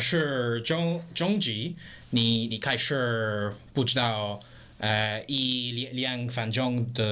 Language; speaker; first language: Chinese; non-native, learner; English